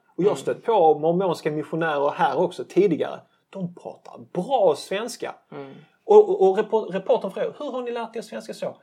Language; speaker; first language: Swedish; early bilingual, other home language; Turkish